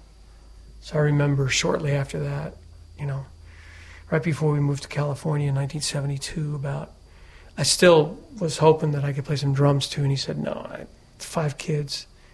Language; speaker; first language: English; native; English